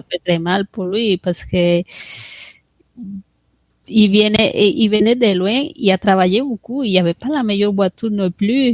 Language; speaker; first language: French; non-native, fluent; Spanish